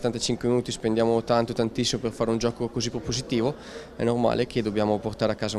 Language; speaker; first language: Italian; native; Italian